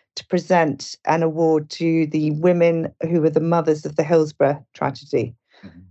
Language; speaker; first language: English; native; English